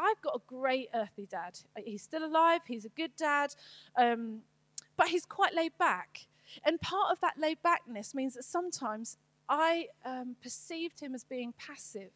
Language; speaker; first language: English; native; English